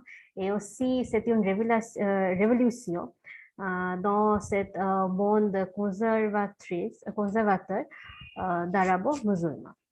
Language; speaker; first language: French; non-native, fluent; Bangla